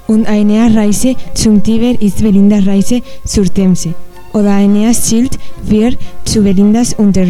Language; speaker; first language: German; non-native, learner; Spanish